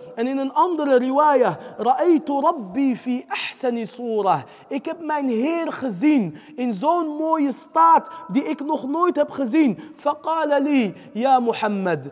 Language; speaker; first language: Dutch; early bilingual, other home language; Arabic